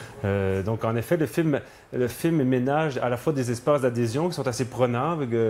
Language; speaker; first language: French; native; French